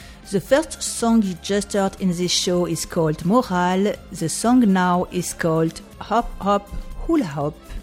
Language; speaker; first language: English; non-native, fluent; French